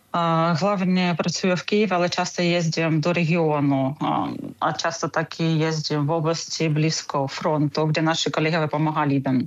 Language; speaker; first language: Czech; non-native, learner; Ukrainian